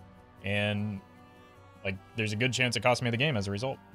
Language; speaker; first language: English; native; English